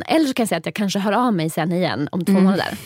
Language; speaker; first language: Swedish; native; Swedish